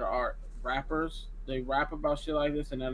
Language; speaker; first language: English; native; English